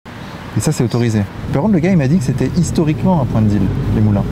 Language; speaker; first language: French; native; French